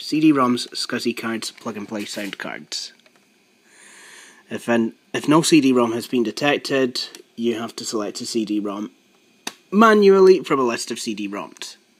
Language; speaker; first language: English; native; English